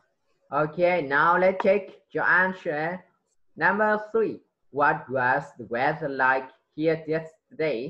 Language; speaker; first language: English; non-native, fluent; Vietnamese